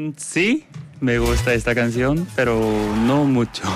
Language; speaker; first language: Spanish; non-native, learner; Korean